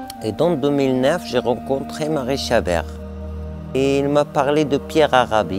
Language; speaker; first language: French; non-native, learner; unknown